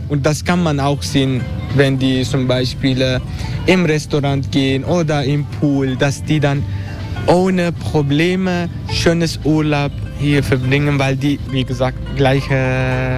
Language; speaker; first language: German; non-native, fluent; Turkish